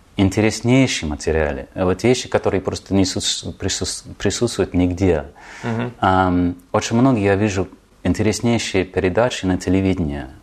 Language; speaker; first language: Russian; non-native, fluent; English